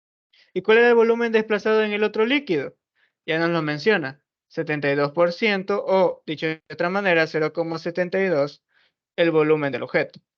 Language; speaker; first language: Spanish; native; Spanish